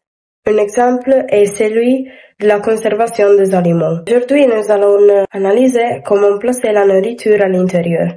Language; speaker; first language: French; non-native, learner; Italian